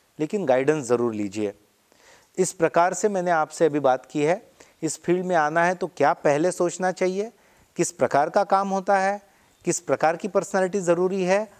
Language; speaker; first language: Hindi; non-native, local second language; Marathi